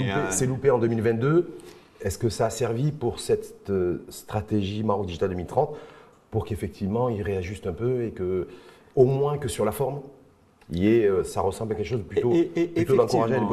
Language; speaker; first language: French; non-native, local second language; Arabic